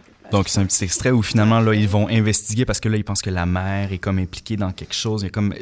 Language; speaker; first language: French; native; French